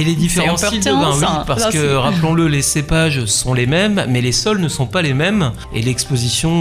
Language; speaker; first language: French; native; French